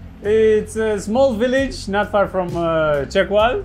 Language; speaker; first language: English; non-native, fluent; Romanian